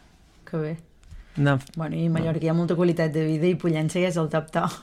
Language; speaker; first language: Catalan; native; Catalan